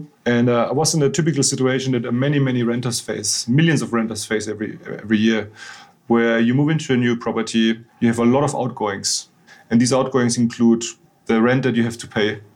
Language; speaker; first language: English; non-native, fluent; German